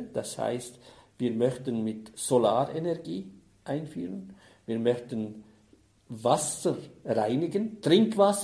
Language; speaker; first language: German; non-native, fluent; Arabic